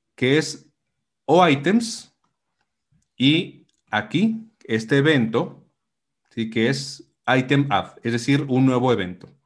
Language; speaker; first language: Spanish; native; Spanish